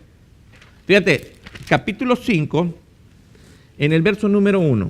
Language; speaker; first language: Spanish; native; Spanish